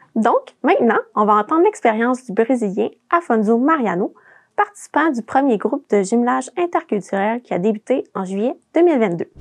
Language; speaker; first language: French; native; French